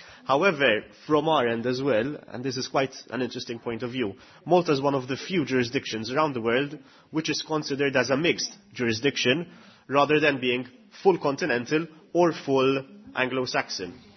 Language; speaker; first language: English; non-native, local second language; Maltese